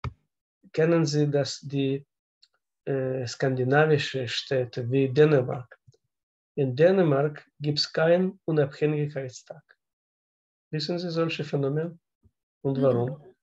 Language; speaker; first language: German; non-native, learner; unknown